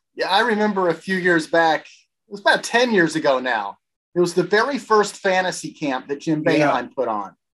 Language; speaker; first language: English; native; English